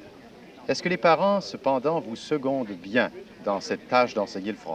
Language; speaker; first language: French; native; French